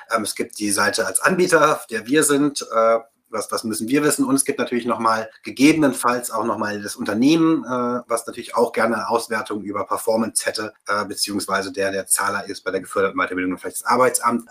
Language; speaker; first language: German; native; German